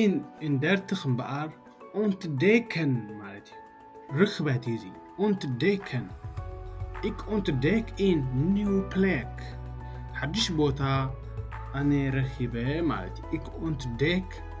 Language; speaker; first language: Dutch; non-native, learner; Tigrinya